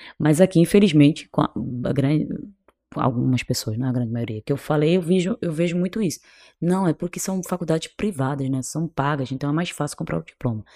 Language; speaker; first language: Portuguese; non-native, local second language; Kabuverdianu